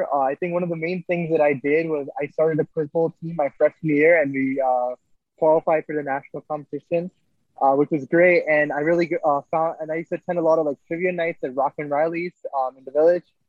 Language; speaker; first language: English; native; English